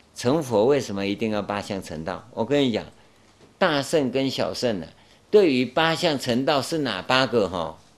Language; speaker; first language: Chinese; non-native, local second language; Min Nan Chinese